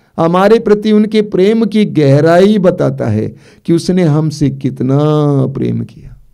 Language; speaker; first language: Hindi; native; Hindi